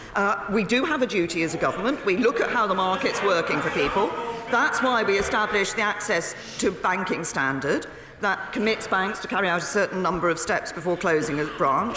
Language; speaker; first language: English; native; English